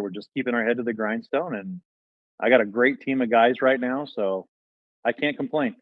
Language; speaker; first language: English; native; English